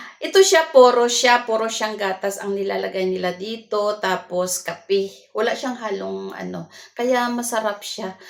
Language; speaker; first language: Filipino; non-native, local second language; Cebuano